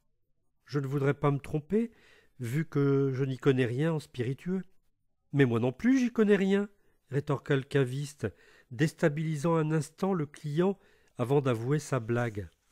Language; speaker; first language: French; native; French